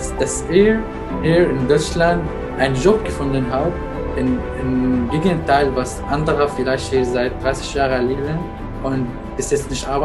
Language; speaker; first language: German; non-native, fluent; Arabic